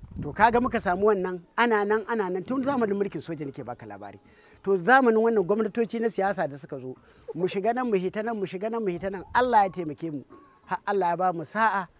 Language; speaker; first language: Hausa; native; Hausa